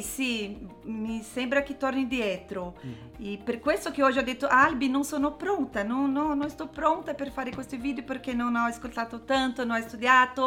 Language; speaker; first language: Italian; non-native, learner; Portuguese